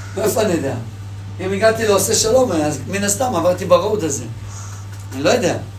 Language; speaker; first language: Hebrew; native; Hebrew